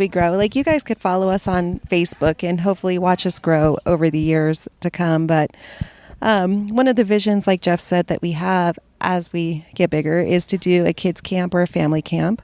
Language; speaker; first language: English; native; English